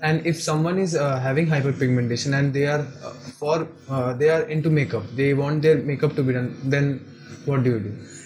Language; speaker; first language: English; non-native, local second language; Bangla